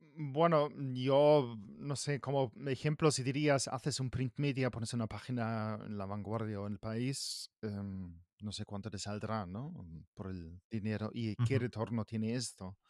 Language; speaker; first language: Spanish; non-native, fluent; German